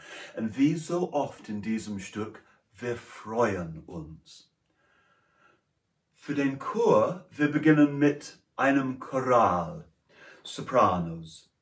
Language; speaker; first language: German; non-native, learner; English